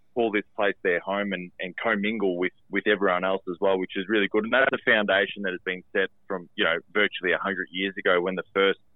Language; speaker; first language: English; early bilingual, other home language; Albanian